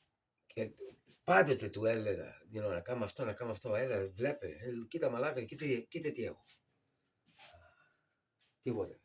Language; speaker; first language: Greek; early bilingual, heritage; Greek